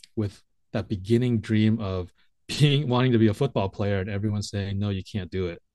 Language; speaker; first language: English; native; English